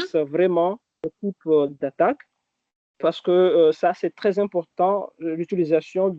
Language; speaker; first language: French; non-native, local second language; Arabic